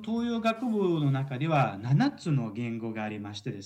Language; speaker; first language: Japanese; non-native, fluent; Uzbek